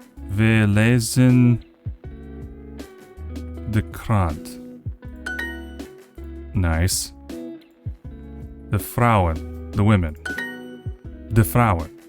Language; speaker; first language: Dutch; non-native, learner; English